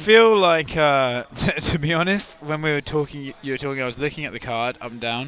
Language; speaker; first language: English; native; English